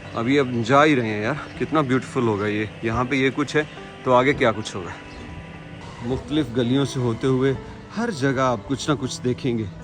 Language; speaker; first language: Urdu; native; Urdu